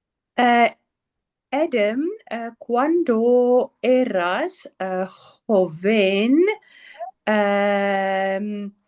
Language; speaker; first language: Spanish; non-native, learner; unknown